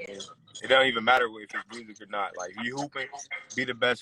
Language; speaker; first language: English; native; English